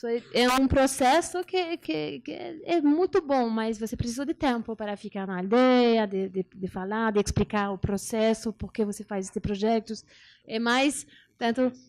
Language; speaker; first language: Portuguese; non-native, learner; French